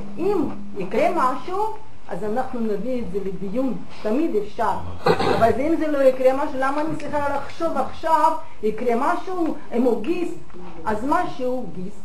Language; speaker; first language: Hebrew; non-native, fluent; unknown